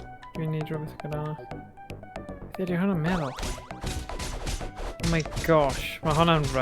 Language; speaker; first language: Welsh; native; Welsh